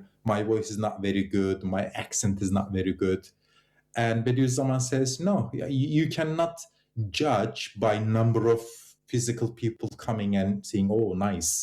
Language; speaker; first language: English; non-native, fluent; Turkish